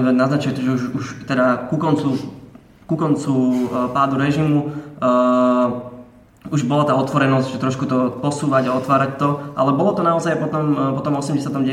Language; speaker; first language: Slovak; native; Slovak